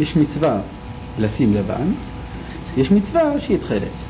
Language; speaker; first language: Hebrew; native; Hebrew